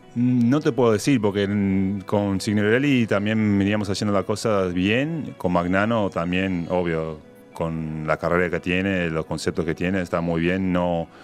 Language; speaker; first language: Spanish; early bilingual, heritage; Spanish